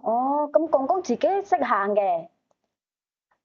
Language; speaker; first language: Cantonese; native; Cantonese